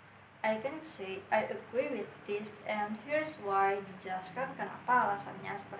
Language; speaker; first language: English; non-native, learner; Indonesian